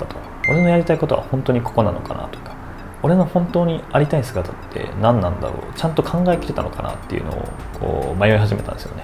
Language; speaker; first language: Japanese; native; Japanese